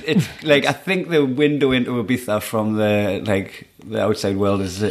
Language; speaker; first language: English; native; English